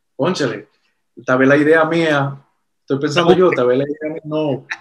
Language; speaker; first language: Spanish; early bilingual, heritage; Spanish